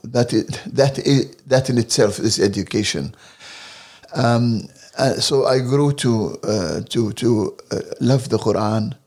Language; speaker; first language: English; non-native, fluent; Arabic